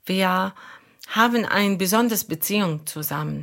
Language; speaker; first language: German; non-native, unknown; Arabic